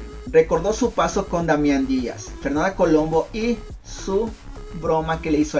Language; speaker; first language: Spanish; native; Spanish